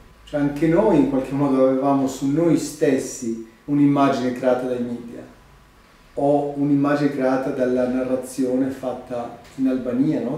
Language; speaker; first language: Italian; non-native, fluent; Albanian